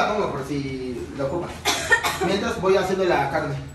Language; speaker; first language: Spanish; native; Spanish